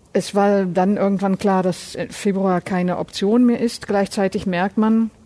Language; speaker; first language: German; native; German